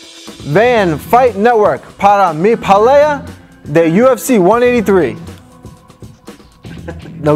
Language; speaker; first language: Spanish; non-native, learner; English